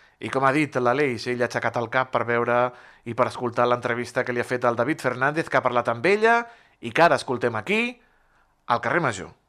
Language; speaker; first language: Catalan; native; Catalan